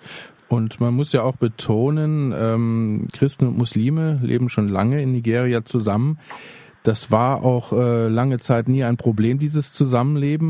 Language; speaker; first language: German; native; German